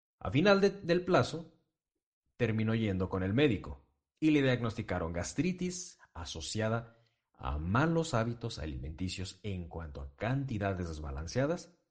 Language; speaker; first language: Spanish; native; Spanish